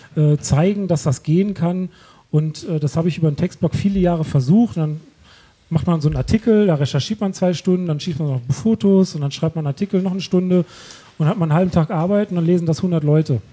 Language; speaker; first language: German; native; German